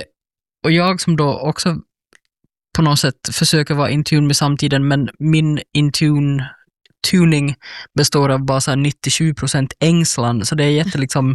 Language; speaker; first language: Swedish; native; Swedish